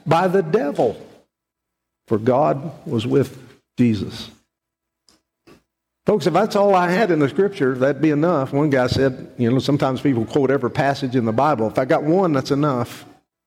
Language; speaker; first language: English; native; English